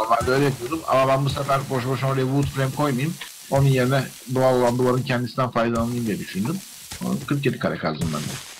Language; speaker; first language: Turkish; native; Turkish